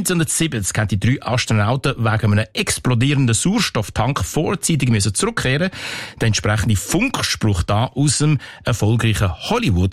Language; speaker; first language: German; native; German